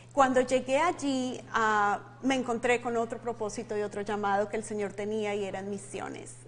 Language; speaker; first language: Spanish; native; Spanish